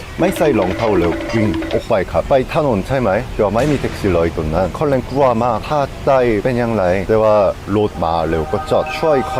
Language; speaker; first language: Thai; non-native, learner; Korean